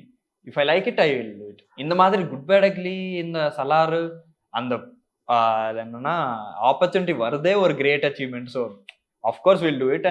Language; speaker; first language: Tamil; non-native, learner; Telugu